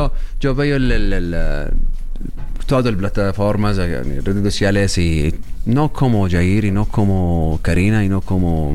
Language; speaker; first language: Spanish; non-native, learner; Arabic